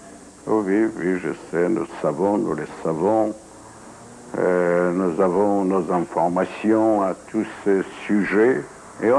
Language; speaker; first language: French; non-native, fluent; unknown